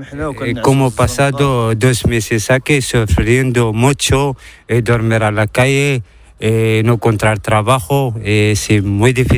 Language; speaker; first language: Spanish; non-native, learner; Arabic